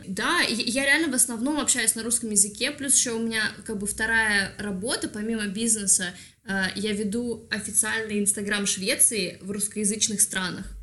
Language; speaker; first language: Russian; native; Russian